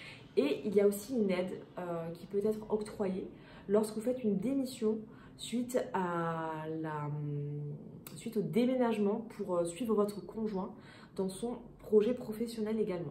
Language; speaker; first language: French; native; French